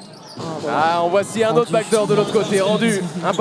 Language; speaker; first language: French; native; French